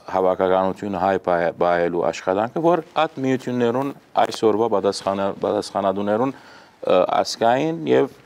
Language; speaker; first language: Armenian; early bilingual, heritage; Armenian